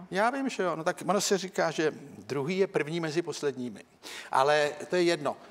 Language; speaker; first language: Czech; native; Czech